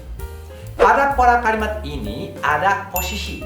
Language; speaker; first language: Indonesian; non-native, fluent; Japanese